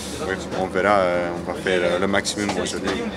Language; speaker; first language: French; non-native, fluent; Dutch